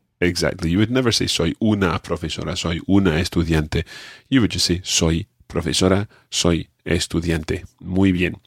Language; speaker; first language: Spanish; non-native, fluent; English